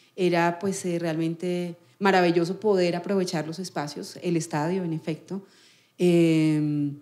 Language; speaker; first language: Spanish; native; Spanish